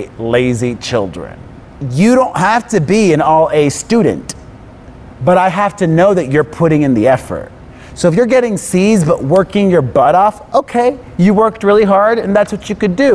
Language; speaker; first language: English; native; English